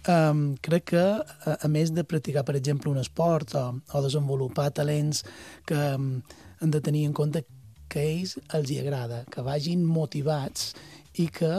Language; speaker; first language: Catalan; native; Catalan